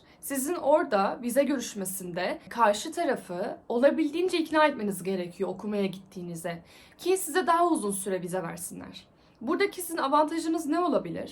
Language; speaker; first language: Turkish; native; Turkish